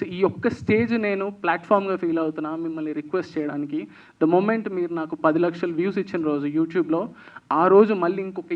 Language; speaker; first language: Telugu; native; Telugu